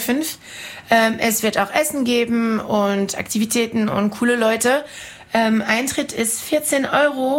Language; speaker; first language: German; non-native, fluent; French